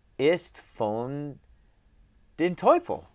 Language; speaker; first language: German; non-native, learner; English